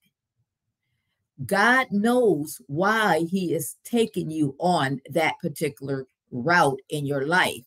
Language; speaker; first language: English; native; English